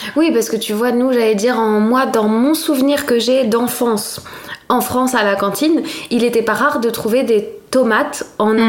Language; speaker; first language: French; native; French